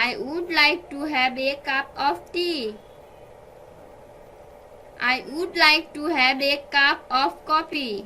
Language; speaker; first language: English; non-native, fluent; Bangla